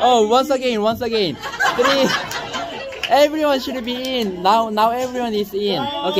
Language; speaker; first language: English; non-native, fluent; Korean